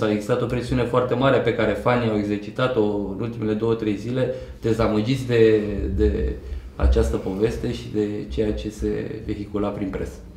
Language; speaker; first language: Romanian; native; Romanian